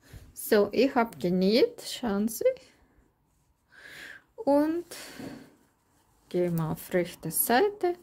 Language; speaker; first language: German; non-native, learner; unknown